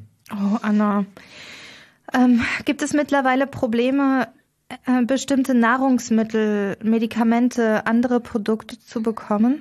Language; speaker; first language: German; native; German